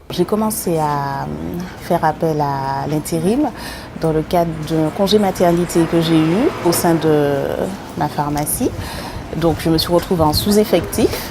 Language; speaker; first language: French; native; French